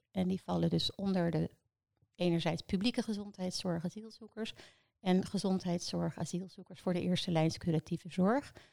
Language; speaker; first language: Dutch; native; Dutch